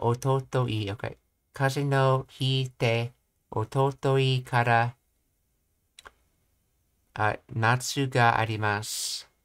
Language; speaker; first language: Japanese; non-native, learner; English